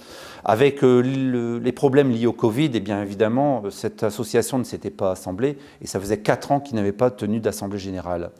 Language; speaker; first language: French; native; French